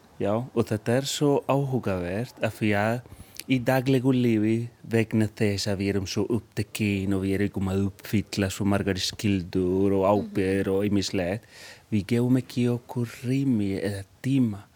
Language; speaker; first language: Icelandic; non-native, fluent; Spanish